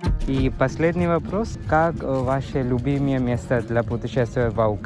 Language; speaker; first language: Russian; non-native, learner; Malayalam